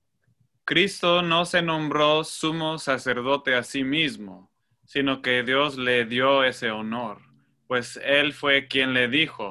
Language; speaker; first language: Spanish; non-native, fluent; English